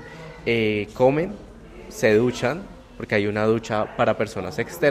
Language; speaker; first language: Spanish; native; Spanish